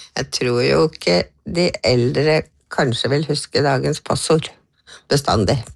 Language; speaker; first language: Norwegian; native; Norwegian